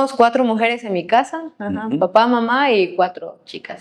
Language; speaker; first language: Spanish; native; Spanish